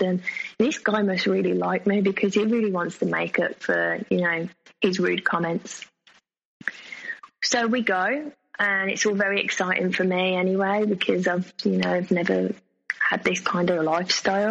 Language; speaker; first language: English; native; English